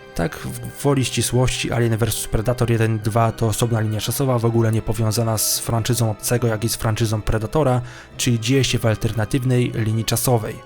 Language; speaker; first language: Polish; native; Polish